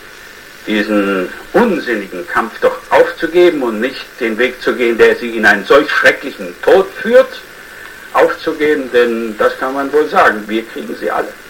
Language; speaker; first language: German; native; German